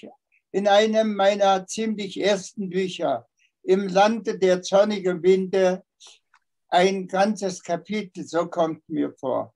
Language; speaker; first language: German; non-native, fluent; Tuvinian